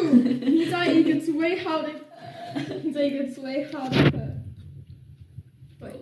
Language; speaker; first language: Chinese; non-native, learner; English